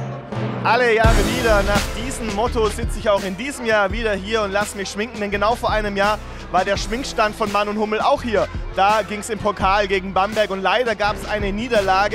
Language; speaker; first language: German; native; German